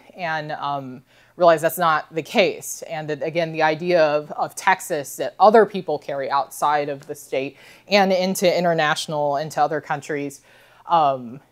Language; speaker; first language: English; native; English